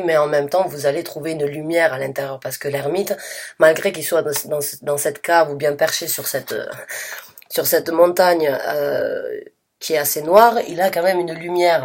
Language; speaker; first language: French; native; French